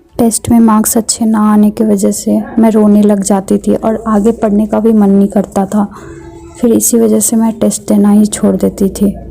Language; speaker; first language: Hindi; native; Hindi